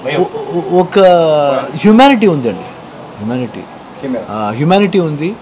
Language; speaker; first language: Telugu; non-native, learner; Kannada